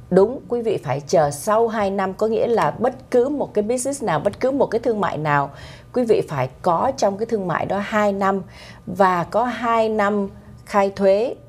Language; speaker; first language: Vietnamese; native; Vietnamese